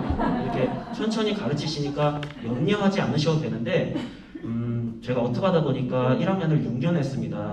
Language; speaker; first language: Korean; native; Korean